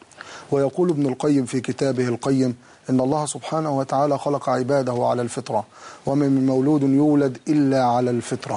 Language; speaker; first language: Arabic; native; Arabic